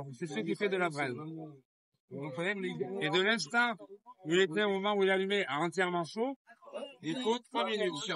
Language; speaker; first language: French; native; French